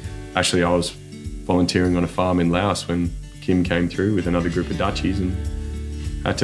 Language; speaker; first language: English; native; English